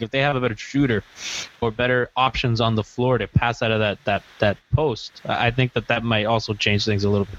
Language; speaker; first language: English; native; English